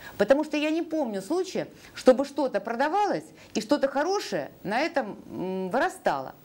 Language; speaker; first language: Russian; native; Russian